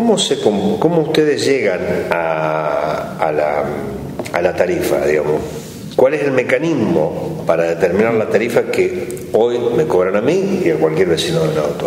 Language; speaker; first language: Spanish; native; Spanish